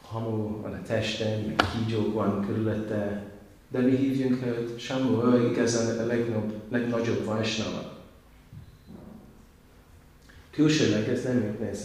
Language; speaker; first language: Hungarian; non-native, learner; English